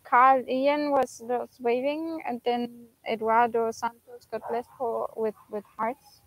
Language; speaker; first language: English; non-native, fluent; German